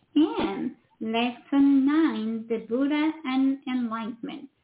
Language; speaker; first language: English; non-native, fluent; Spanish